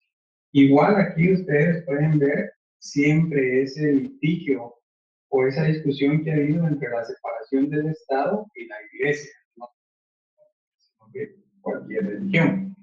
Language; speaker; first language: Spanish; native; Spanish